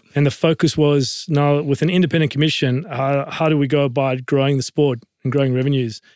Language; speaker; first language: English; native; English